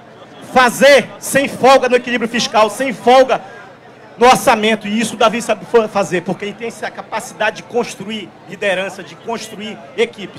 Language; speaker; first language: Portuguese; native; Portuguese